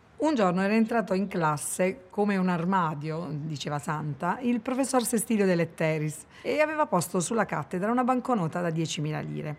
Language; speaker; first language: Italian; native; Italian